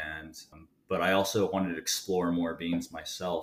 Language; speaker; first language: English; native; English